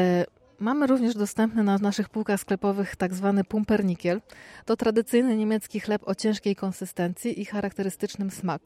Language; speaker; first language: Polish; native; Polish